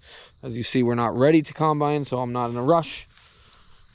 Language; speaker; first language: English; native; English